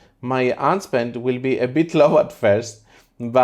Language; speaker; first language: English; non-native, fluent; Greek